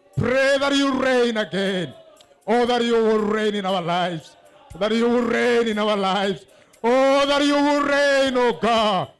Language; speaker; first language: English; non-native, local second language; Swahili